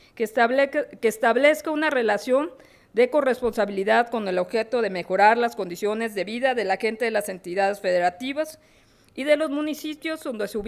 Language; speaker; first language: Spanish; native; Spanish